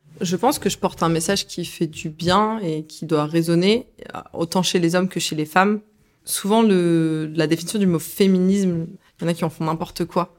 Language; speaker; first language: French; early bilingual, other home language; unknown